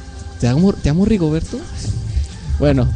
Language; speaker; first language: Spanish; native; Spanish